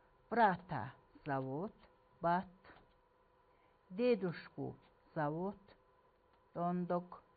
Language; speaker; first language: Russian; non-native, fluent; Mongolian